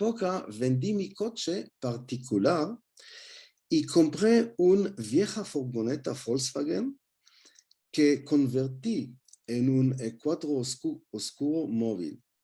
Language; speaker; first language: Spanish; non-native, learner; Hebrew